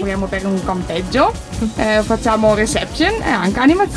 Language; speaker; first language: Italian; non-native, fluent; Dutch